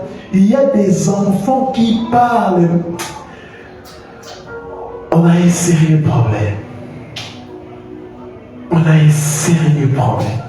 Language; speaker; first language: French; non-native, local second language; Lingala